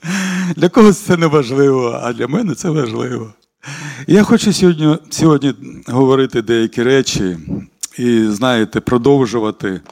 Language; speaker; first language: Ukrainian; non-native, local second language; Russian